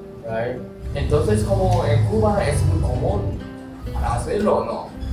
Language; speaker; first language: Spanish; non-native, learner; Japanese